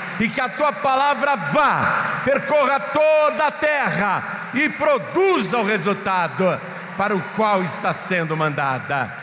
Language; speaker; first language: Portuguese; native; Portuguese